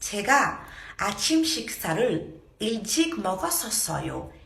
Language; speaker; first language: Korean; non-native, fluent; Portuguese